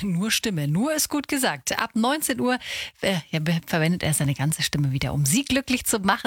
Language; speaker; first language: German; native; German